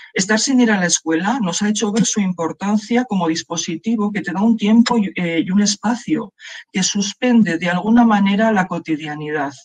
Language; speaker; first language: Spanish; non-native, local second language; Basque